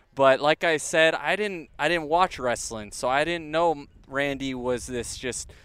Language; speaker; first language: English; native; English